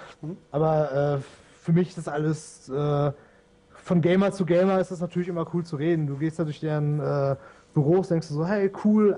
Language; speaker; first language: German; native; German